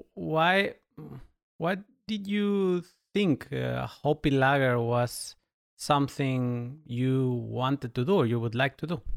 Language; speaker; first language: English; non-native, fluent; Catalan